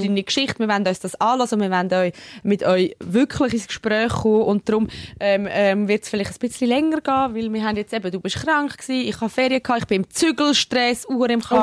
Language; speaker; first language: German; native; German